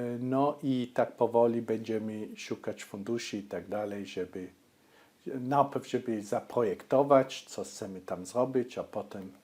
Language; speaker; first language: Polish; early bilingual, heritage; Polish